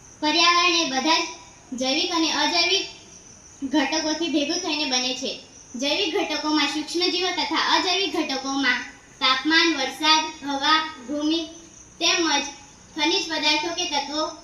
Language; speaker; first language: Gujarati; non-native, local second language; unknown